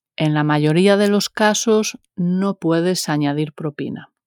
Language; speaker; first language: Spanish; native; Spanish